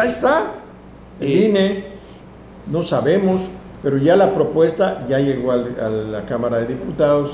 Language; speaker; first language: Spanish; native; Spanish